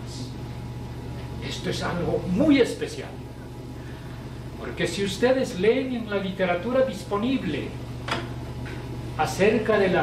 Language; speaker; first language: Spanish; native; Spanish